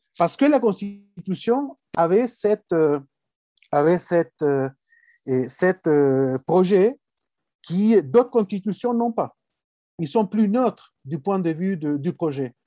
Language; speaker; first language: French; non-native, fluent; Spanish